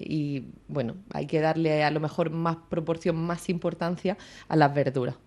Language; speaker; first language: Spanish; native; Spanish